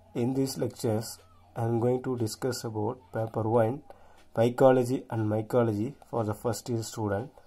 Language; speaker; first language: English; non-native, local second language; Tamil